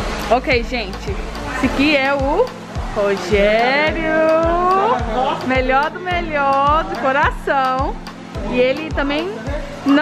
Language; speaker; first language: Portuguese; early bilingual, other home language; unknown